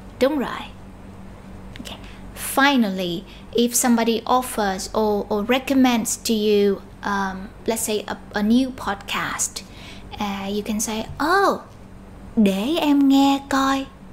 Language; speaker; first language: English; non-native, fluent; Vietnamese